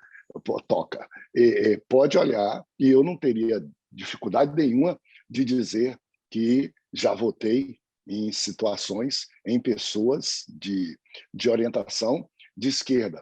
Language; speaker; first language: Portuguese; native; Portuguese